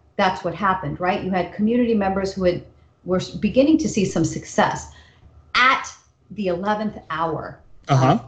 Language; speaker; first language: English; native; English